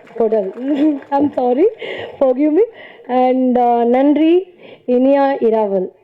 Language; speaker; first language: Tamil; non-native, learner; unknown